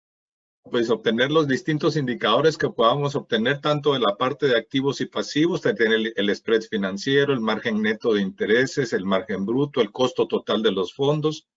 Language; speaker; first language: Spanish; native; Spanish